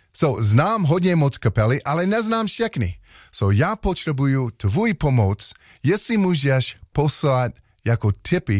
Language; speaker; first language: Czech; non-native, learner; English